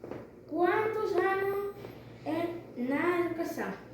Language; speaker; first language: Portuguese; non-native, learner; Spanish